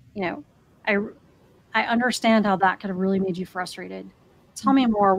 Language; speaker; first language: English; native; English